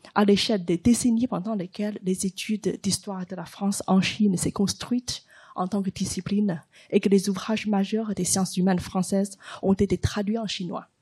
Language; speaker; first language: French; non-native, fluent; Chinese